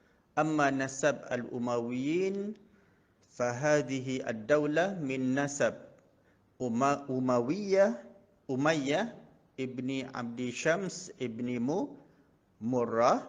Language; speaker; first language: Arabic; non-native, fluent; Malay